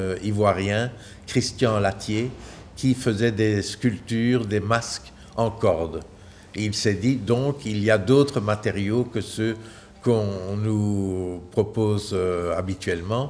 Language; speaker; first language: French; native; French